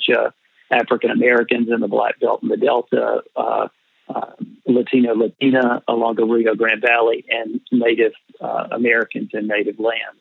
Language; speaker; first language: English; native; English